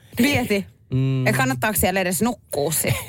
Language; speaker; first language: Finnish; native; Finnish